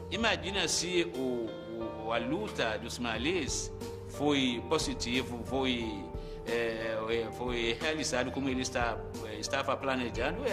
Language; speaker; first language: Portuguese; non-native, fluent; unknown